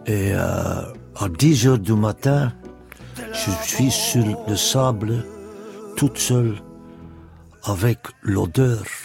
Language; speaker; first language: French; non-native, local second language; Dutch